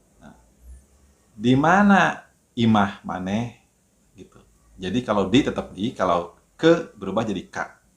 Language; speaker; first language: Indonesian; native; Indonesian